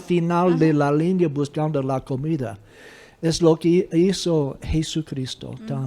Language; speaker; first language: Spanish; non-native, fluent; English